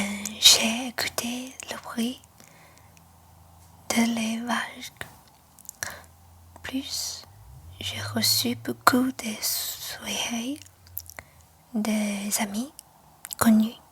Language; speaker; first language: French; non-native, learner; Chinese